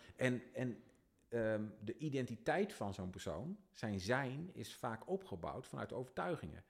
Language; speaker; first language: Dutch; native; Dutch